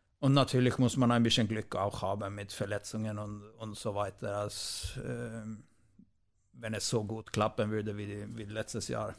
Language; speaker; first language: German; non-native, fluent; Swedish